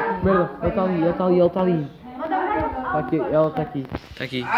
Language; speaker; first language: Portuguese; native; Portuguese